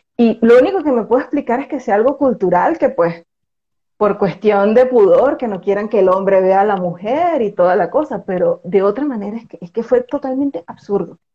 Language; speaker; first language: Spanish; native; Spanish